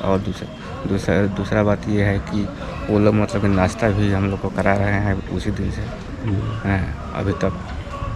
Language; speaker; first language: Hindi; non-native, local second language; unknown